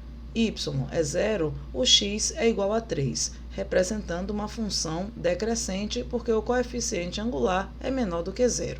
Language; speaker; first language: Portuguese; native; Portuguese